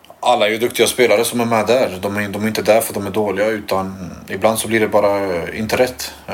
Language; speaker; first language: Swedish; early bilingual, other home language; Albanian